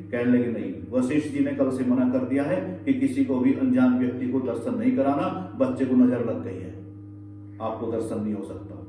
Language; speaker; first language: Hindi; native; Hindi